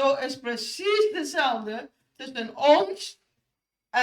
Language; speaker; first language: Dutch; non-native, fluent; Indonesian